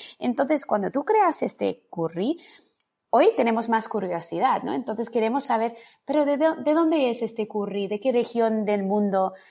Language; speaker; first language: Spanish; non-native, fluent; English